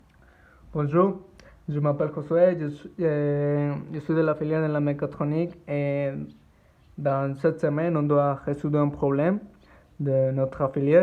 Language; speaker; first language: French; non-native, learner; Spanish